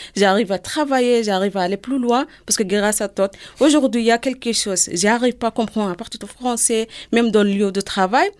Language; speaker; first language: French; non-native, learner; Arabic